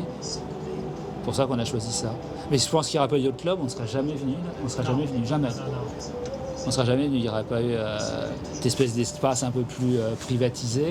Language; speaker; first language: French; native; French